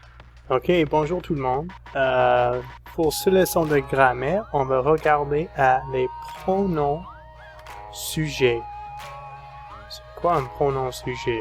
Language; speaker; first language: French; non-native, fluent; English